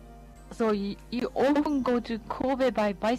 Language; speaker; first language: English; non-native, learner; Japanese